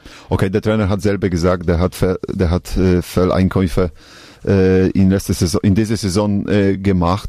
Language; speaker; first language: German; non-native, learner; Polish